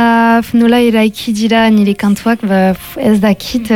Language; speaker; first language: Basque; non-native, local second language; French